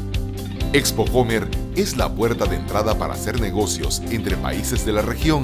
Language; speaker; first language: Spanish; native; Spanish